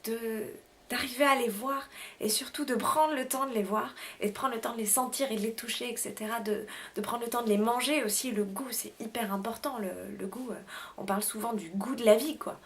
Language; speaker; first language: French; native; French